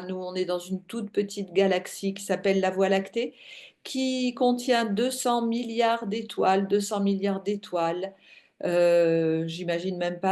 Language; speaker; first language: French; native; French